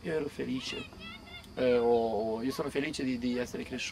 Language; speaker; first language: Italian; non-native, fluent; Serbian